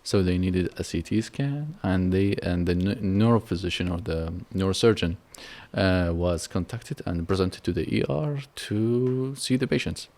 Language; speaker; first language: English; non-native, fluent; Arabic